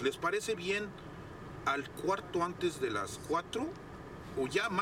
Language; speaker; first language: Spanish; native; Spanish